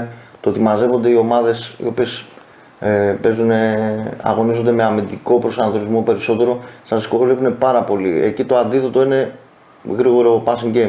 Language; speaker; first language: Greek; native; Greek